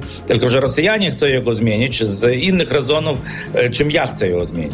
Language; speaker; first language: Polish; non-native, fluent; Ukrainian